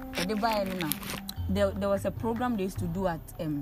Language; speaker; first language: English; non-native, local second language; Akan